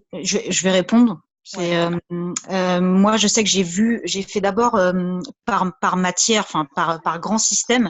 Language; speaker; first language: French; native; French